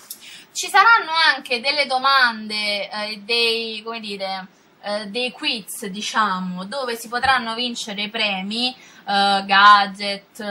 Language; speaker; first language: Italian; native; Italian